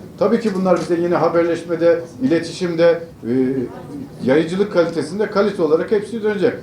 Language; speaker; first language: Turkish; native; Turkish